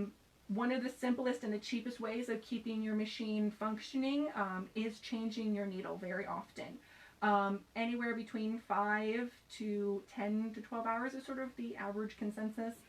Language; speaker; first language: English; native; English